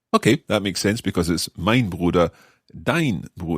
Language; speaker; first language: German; non-native, learner; English